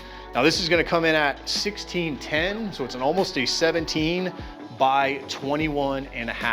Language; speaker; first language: English; native; English